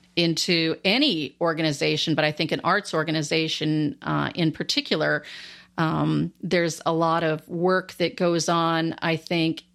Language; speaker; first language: English; native; English